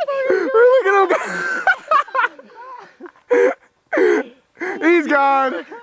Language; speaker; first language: English; native; English